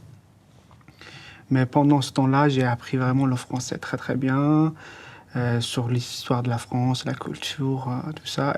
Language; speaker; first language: French; non-native, fluent; Persian